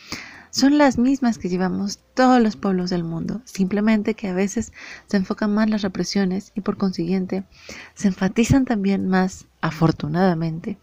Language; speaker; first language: Spanish; native; Spanish